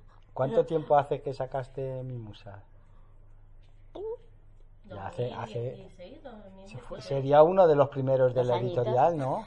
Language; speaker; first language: Spanish; native; Spanish